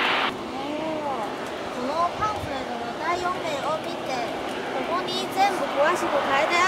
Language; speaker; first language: Japanese; non-native, learner; Chinese